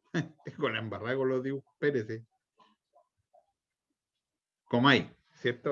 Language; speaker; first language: Spanish; native; Spanish